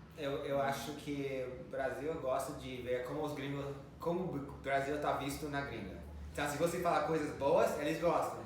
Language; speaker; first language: Portuguese; non-native, fluent; English